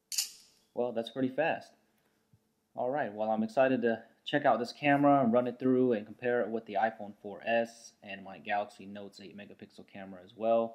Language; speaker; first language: English; native; English